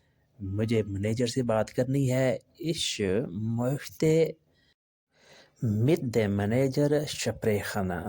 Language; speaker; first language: German; non-native, learner; Urdu